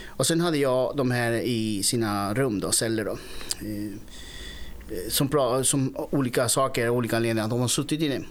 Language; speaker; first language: Swedish; early bilingual, other home language; Spanish